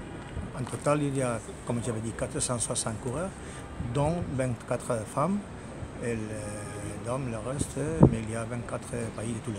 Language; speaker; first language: French; non-native, fluent; Spanish